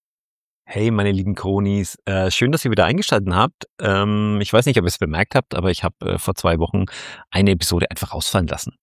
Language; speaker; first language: German; native; German